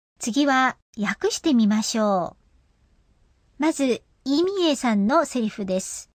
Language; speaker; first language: Japanese; non-native, fluent; Korean